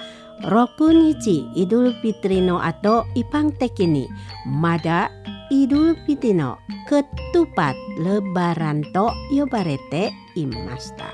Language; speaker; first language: Japanese; non-native, learner; Indonesian